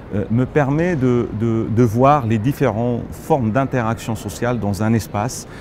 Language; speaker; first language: French; non-native, local second language; Arabic